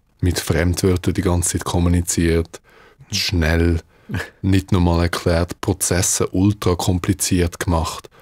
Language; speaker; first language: German; early bilingual, other home language; Dutch